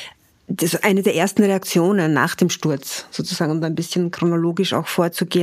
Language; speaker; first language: German; native; German